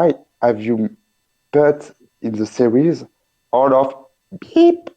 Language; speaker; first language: English; non-native, learner; French